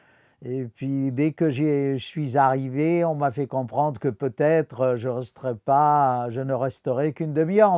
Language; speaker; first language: French; non-native, fluent; Arabic